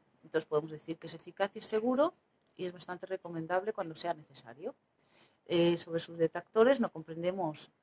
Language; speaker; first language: Spanish; native; Spanish